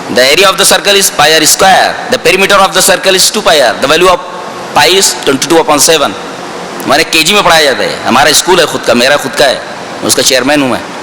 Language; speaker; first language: Urdu; native; Urdu